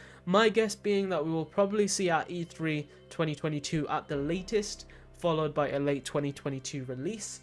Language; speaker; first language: English; native; English